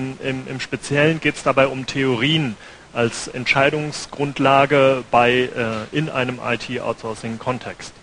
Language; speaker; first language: German; native; German